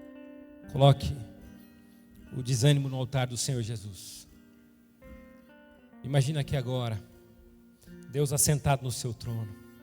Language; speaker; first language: Portuguese; native; Portuguese